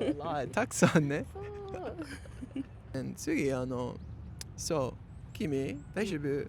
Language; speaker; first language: Japanese; non-native, learner; English